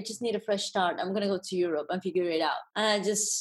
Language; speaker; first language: English; non-native, fluent; Spanish